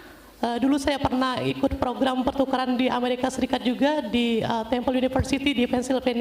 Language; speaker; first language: Indonesian; native; Indonesian